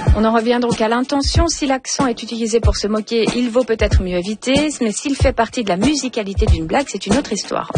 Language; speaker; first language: French; native; French